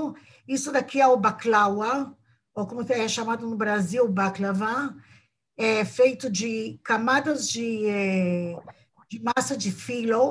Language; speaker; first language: Portuguese; non-native, fluent; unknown